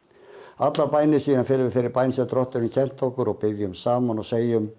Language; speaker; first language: Icelandic; native; Icelandic